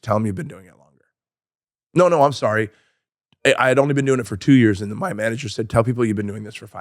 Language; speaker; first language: English; native; English